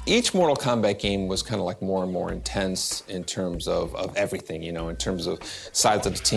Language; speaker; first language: English; native; English